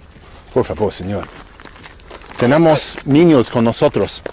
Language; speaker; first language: Spanish; non-native, learner; English